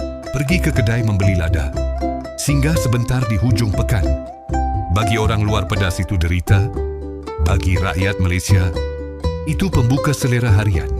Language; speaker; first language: Malay; native; Malay